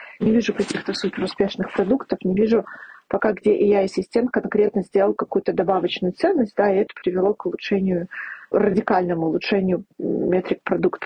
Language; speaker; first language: Russian; native; Russian